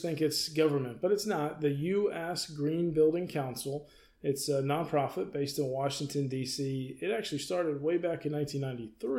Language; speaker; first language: English; native; English